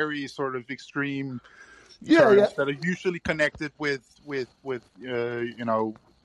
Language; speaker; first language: English; non-native, fluent; Danish